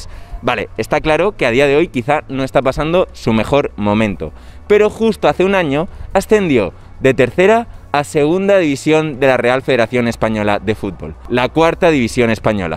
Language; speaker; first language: Spanish; native; Spanish